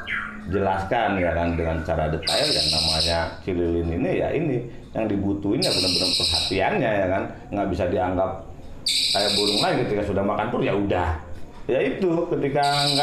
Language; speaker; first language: Indonesian; non-native, local second language; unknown